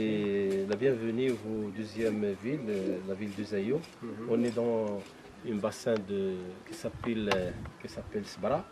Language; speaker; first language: French; non-native, local second language; Arabic